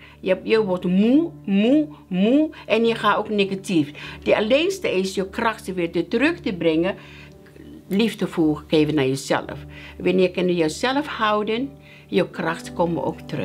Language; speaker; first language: Dutch; non-native, learner; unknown